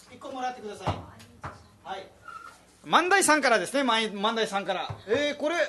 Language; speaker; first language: Japanese; non-native, fluent; Nepali